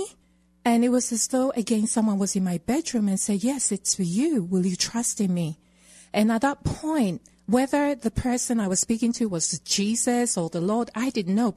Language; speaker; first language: English; native; English